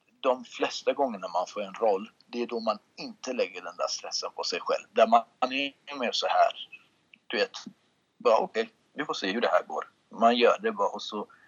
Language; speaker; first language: Swedish; early bilingual, other home language; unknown